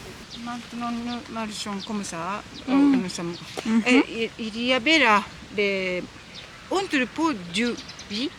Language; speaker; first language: French; non-native, learner; Japanese